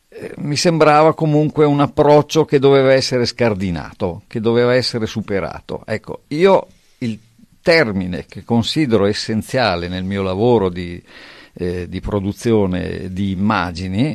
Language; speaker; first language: Italian; native; Italian